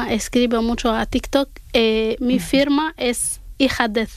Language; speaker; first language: Spanish; non-native, learner; Arabic